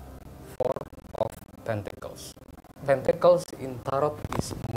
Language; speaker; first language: English; non-native, learner; Indonesian